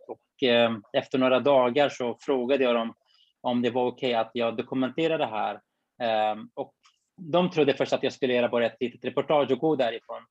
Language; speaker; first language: Swedish; non-native, fluent; Kurdish